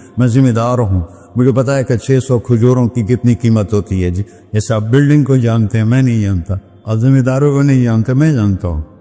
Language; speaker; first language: Urdu; non-native, local second language; Punjabi